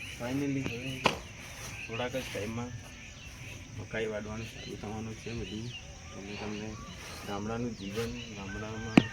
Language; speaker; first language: Gujarati; non-native, local second language; Bhili